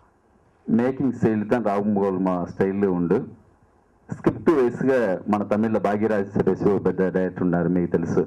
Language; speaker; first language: Telugu; non-native, learner; Tamil